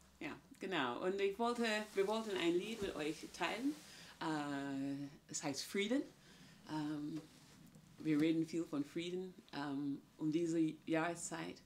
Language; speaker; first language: German; non-native, fluent; English